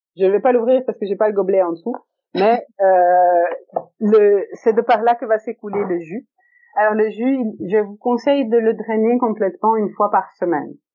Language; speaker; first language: French; early bilingual, other home language; Italian